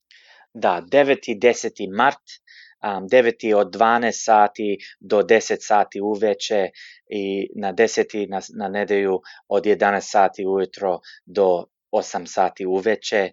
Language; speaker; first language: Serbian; early bilingual, heritage; Serbian